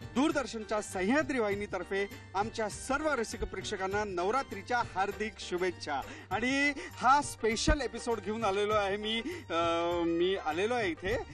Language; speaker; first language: Marathi; native; Marathi